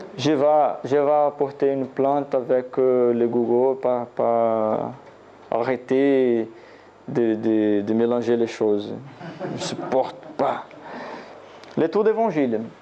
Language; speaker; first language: French; non-native, learner; Portuguese